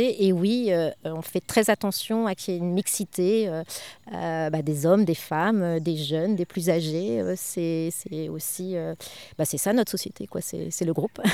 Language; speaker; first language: French; native; French